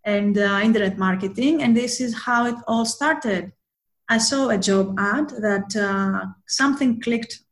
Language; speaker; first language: English; non-native, fluent; Greek